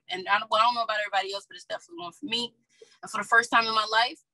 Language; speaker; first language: English; native; English